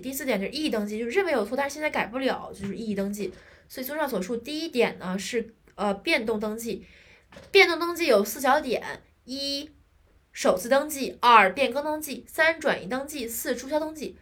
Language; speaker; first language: Chinese; native; Chinese